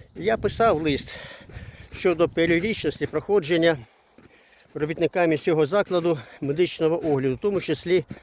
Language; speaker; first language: Ukrainian; non-native, local second language; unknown